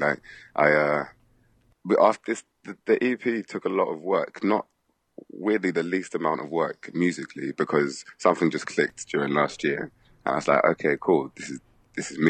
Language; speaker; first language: English; native; English